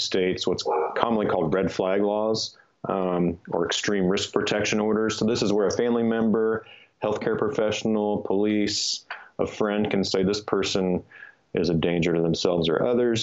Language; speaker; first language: English; native; English